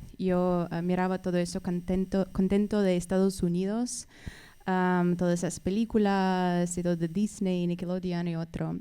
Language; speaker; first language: Spanish; non-native, fluent; Russian